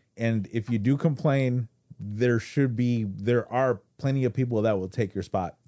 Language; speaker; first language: English; native; English